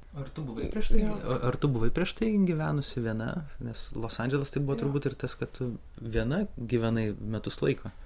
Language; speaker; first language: Lithuanian; native; Lithuanian